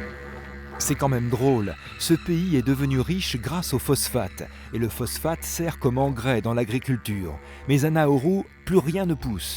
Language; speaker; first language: French; native; French